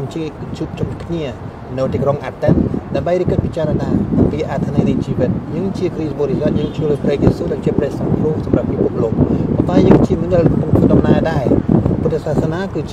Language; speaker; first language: Khmer; non-native, fluent; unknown